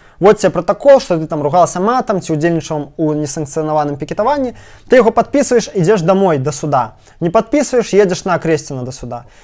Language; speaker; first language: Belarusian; non-native, local second language; Russian